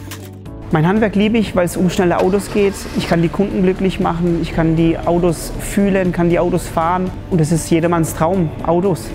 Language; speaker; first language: German; early bilingual, other home language; Polish